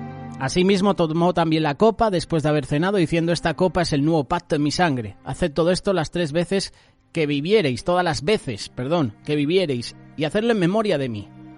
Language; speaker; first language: Spanish; native; Spanish